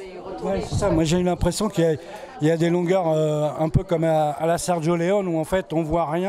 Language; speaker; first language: French; native; French